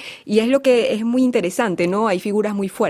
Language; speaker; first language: Spanish; native; Spanish